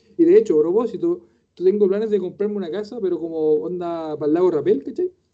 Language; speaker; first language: Spanish; native; Spanish